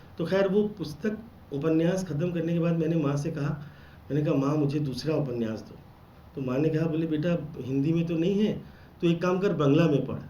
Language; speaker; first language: Hindi; non-native, local second language; Bangla